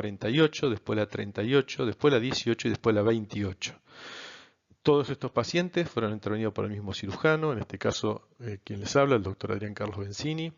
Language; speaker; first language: Spanish; native; Spanish